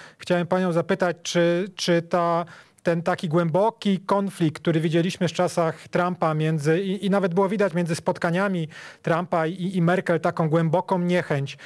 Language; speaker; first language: Polish; native; Polish